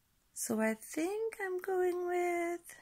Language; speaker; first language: English; non-native, fluent; Dutch